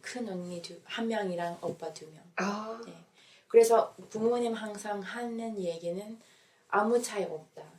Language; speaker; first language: Korean; non-native, fluent; English